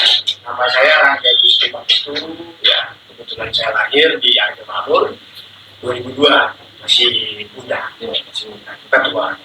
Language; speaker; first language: Indonesian; native; Indonesian